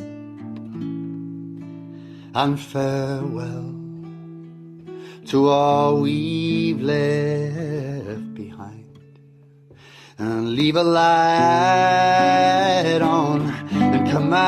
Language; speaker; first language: English; native; English